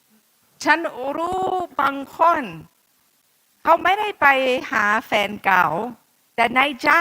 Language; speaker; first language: Thai; non-native, fluent; English